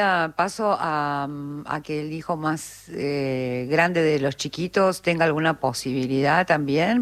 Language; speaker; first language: Spanish; native; Spanish